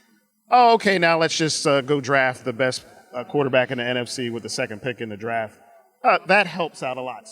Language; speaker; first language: English; native; English